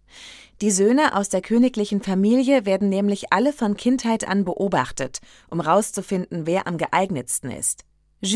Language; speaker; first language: German; native; German